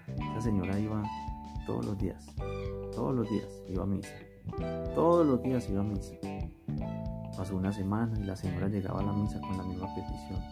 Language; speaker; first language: Spanish; native; Spanish